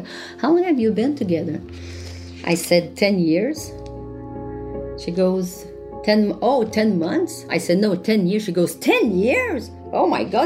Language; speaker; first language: English; non-native, fluent; French